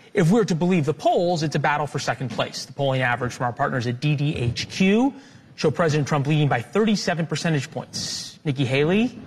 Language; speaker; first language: English; native; English